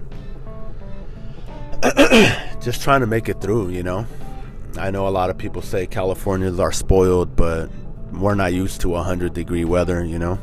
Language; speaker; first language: English; native; English